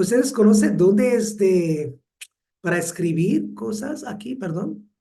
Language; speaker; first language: Spanish; non-native, learner; Hindi